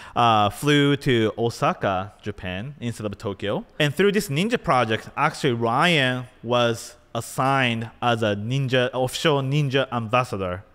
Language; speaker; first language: English; non-native, fluent; Japanese